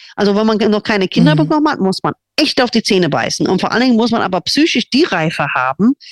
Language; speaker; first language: German; non-native, fluent; English